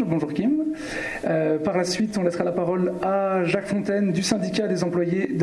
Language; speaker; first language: French; native; French